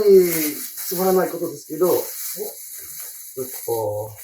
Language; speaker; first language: Japanese; non-native, learner; English